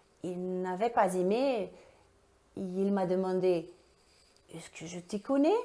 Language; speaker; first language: French; non-native, fluent; Portuguese